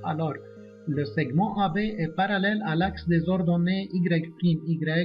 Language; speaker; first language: French; non-native, local second language; Arabic